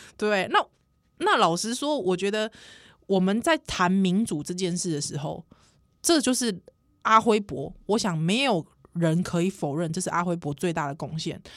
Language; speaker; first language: Chinese; native; Chinese